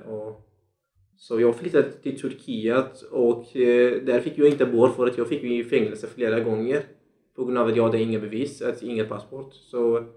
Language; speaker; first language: Swedish; non-native, fluent; Central Kurdish